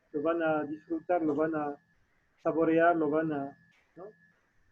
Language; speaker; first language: Spanish; non-native, fluent; French